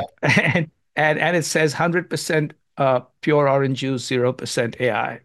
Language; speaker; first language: English; non-native, local second language; Gujarati